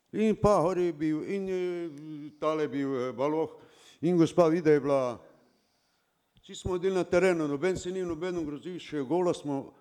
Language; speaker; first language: Slovenian; non-native, local second language; Romany